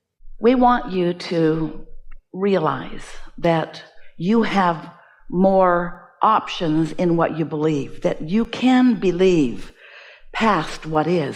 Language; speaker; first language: English; native; English